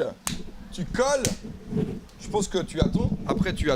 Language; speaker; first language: French; native; French